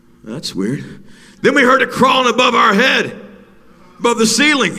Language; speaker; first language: English; native; English